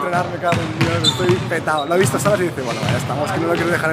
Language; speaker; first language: Spanish; native; Spanish